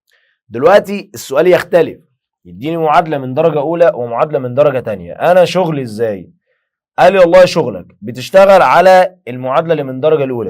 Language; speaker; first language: Arabic; native; Arabic